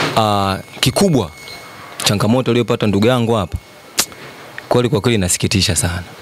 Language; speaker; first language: Swahili; native; Swahili